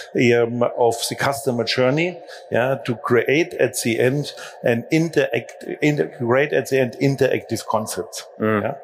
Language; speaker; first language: English; non-native, fluent; German